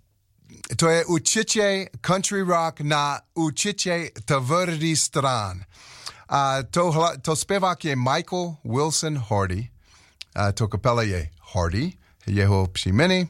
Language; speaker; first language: Czech; non-native, learner; English